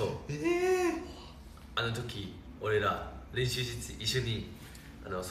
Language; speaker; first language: Japanese; non-native, fluent; Chinese